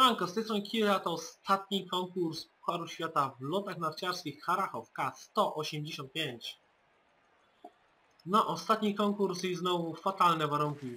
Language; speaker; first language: Polish; native; Polish